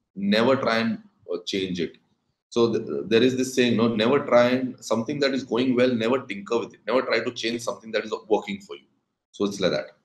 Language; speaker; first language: English; non-native, local second language; Konkani